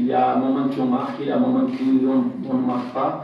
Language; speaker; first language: French; non-native, fluent; Portuguese